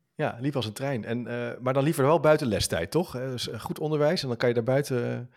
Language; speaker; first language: Dutch; native; Dutch